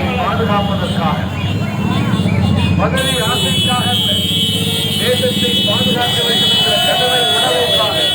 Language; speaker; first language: Tamil; native; Tamil